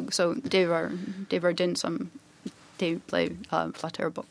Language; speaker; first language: Norwegian; non-native, learner; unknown